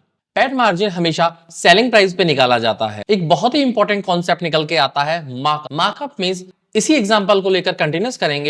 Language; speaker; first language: Hindi; native; Hindi